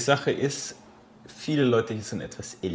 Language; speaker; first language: German; native; German